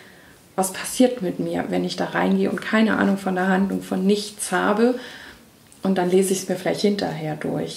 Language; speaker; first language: German; native; German